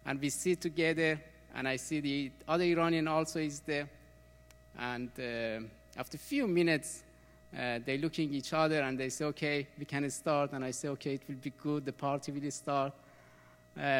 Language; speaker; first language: English; non-native, learner; Persian